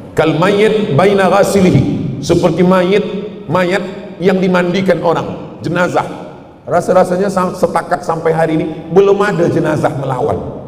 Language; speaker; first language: Malay; native; Malay